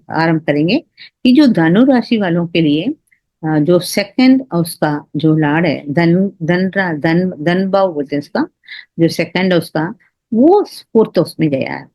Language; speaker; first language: Hindi; non-native, local second language; Tamil